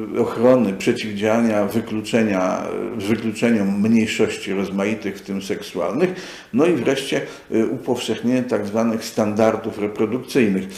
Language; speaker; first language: Polish; native; Polish